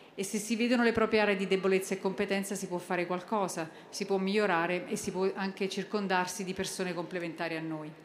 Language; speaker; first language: Italian; native; Italian